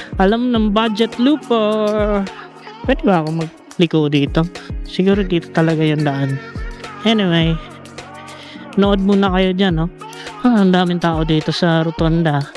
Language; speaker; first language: Filipino; non-native, local second language; Cebuano